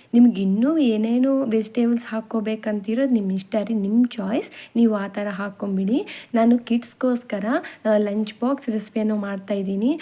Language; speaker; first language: Kannada; non-native, local second language; Telugu